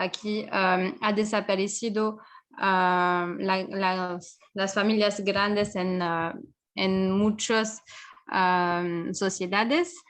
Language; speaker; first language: Spanish; non-native, fluent; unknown